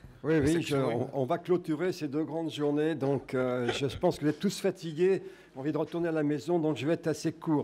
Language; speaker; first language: French; native; French